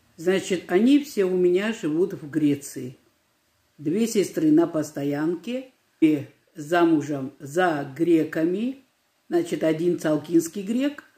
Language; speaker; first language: Russian; non-native, local second language; Georgian